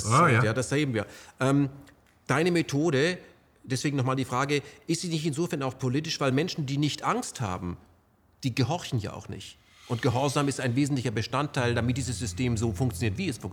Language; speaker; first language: German; native; German